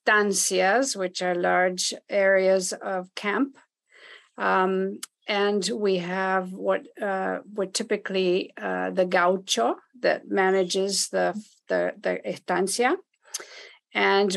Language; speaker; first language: English; non-native, fluent; Spanish